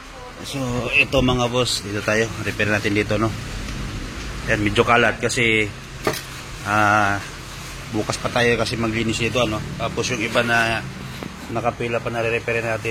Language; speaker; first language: Filipino; native; Filipino